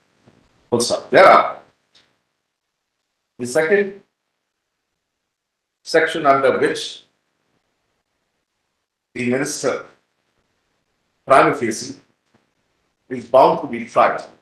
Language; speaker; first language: English; non-native, local second language; Hindi